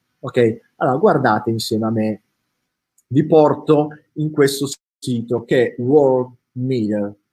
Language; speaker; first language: Italian; native; Italian